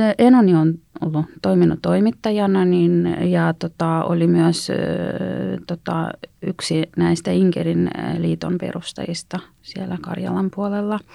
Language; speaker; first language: Finnish; early bilingual, heritage; Finnish